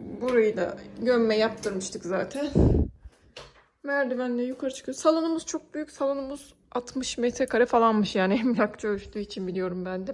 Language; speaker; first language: Turkish; early bilingual, other home language; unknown